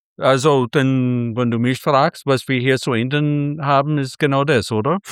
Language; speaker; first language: German; non-native, fluent; English